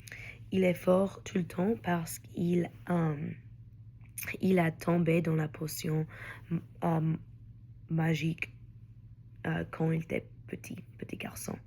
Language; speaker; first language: French; non-native, learner; English